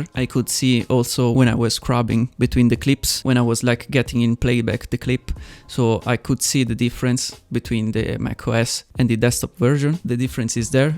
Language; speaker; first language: English; non-native, fluent; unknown